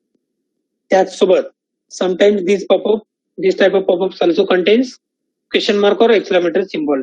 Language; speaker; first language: English; non-native, local second language; Marathi